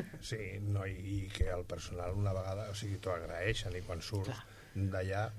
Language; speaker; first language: Catalan; non-native, local second language; Spanish